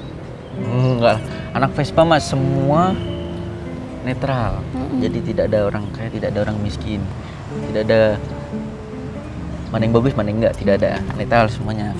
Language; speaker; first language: Indonesian; native; Indonesian